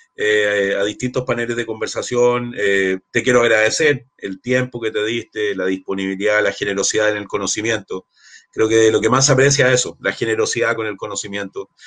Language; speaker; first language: Spanish; native; Spanish